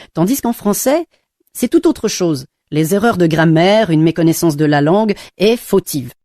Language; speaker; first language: French; non-native, fluent; English